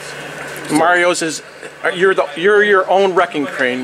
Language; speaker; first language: English; native; English